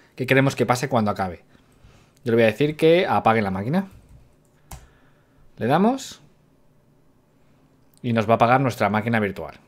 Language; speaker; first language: Spanish; native; Spanish